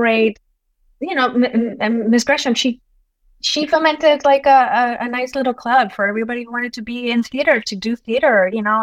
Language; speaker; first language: English; non-native, fluent; Spanish